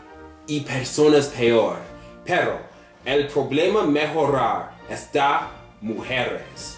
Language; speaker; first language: Spanish; non-native, learner; English